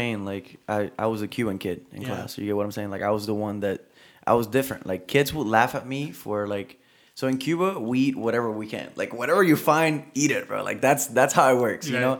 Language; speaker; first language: English; non-native, fluent; Spanish